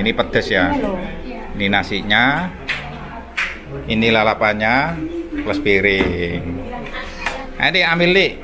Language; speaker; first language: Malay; non-native, local second language; Javanese